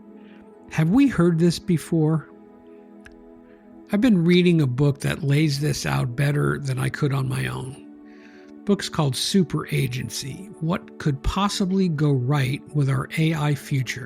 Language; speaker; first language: English; native; English